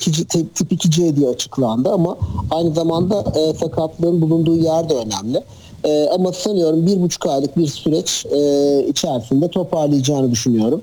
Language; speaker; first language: Turkish; native; Turkish